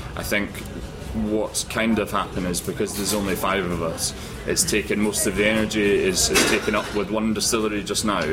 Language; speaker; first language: English; native; English